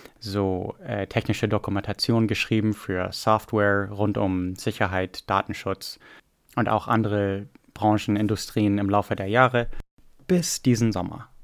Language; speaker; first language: German; non-native, fluent; English